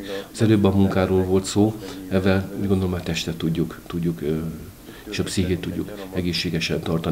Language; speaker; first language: Hungarian; native; Hungarian